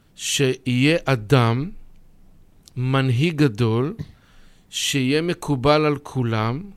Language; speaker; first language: Hebrew; native; Hebrew